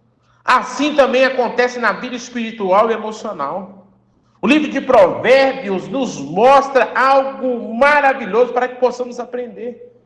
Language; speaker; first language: Portuguese; native; Portuguese